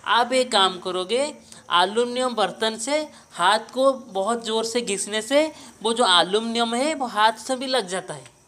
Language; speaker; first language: Hindi; non-native, local second language; Odia